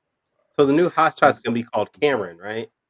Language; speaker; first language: English; native; English